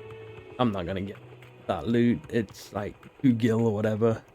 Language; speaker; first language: English; native; English